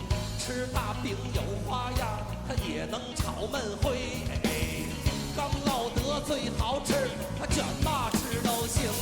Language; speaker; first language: Chinese; native; Chinese